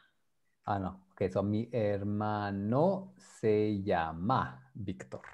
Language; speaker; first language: Spanish; non-native, fluent; English